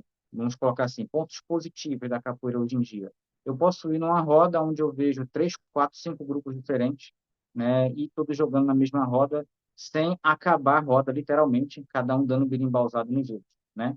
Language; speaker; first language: Portuguese; native; Portuguese